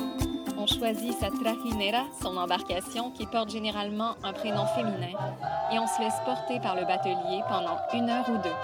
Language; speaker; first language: French; native; French